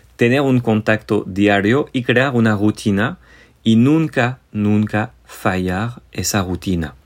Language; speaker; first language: Spanish; non-native, fluent; French